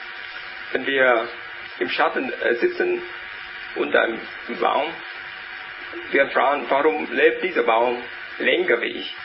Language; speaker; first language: German; non-native, learner; Vietnamese